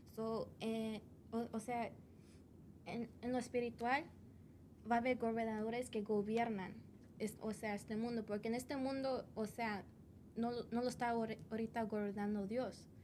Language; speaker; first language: Spanish; early bilingual, heritage; Spanish